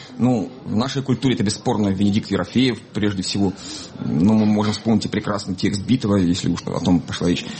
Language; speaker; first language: Russian; native; Russian